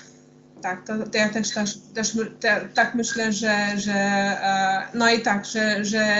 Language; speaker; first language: Polish; non-native, fluent; Hungarian